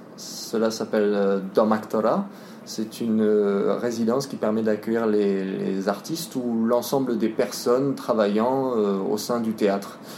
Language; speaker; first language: French; native; French